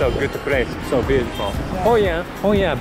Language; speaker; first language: English; non-native, learner; Japanese